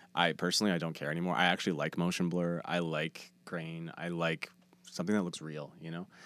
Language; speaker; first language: English; native; English